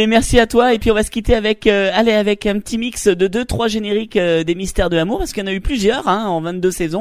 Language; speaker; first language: French; native; French